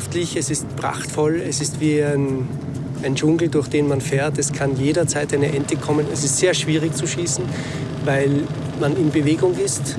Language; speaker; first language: German; native; German